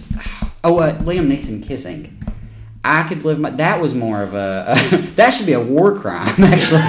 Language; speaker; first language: English; native; English